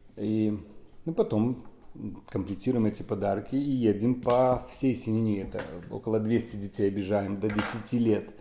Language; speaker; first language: Russian; non-native, local second language; Polish